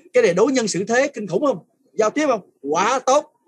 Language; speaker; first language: Vietnamese; early bilingual, other home language; French